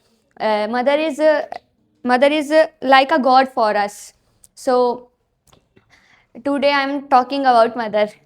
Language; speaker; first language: English; non-native, learner; Hindi